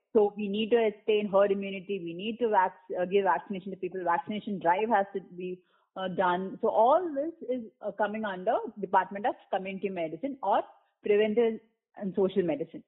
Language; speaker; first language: English; non-native, local second language; Malayalam